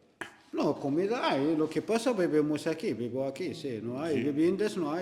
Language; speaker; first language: Spanish; non-native, learner; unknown